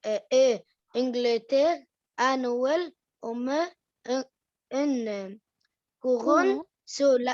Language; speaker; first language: French; non-native, learner; Arabic